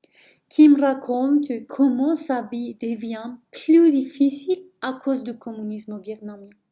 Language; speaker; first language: French; non-native, learner; Spanish